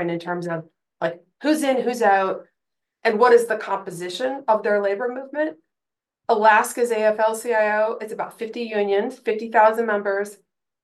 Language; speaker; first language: English; native; English